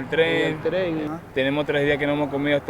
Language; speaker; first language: Spanish; native; Spanish